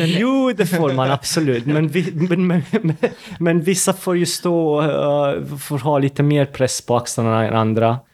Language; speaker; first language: Swedish; non-native, fluent; Romanian